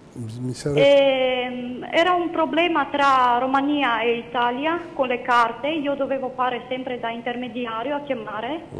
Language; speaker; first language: Italian; non-native, learner; Romanian